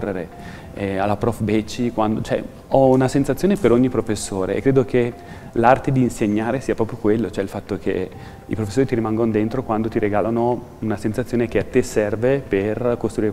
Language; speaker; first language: Italian; native; Italian